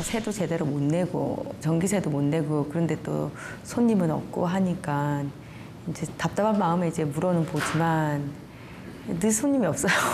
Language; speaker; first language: Korean; native; Korean